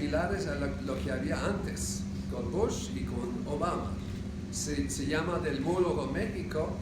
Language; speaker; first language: Spanish; non-native, fluent; English